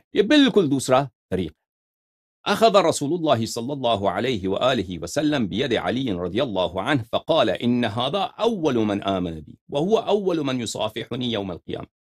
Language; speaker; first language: Urdu; native; Urdu